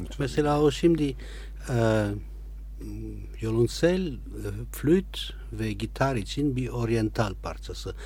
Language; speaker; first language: Turkish; non-native, fluent; Italian